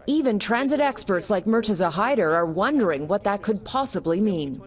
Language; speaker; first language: English; native; English